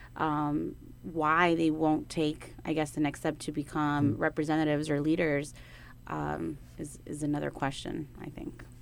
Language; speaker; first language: English; native; English